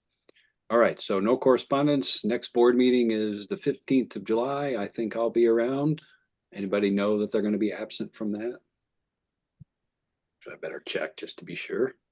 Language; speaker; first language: English; native; English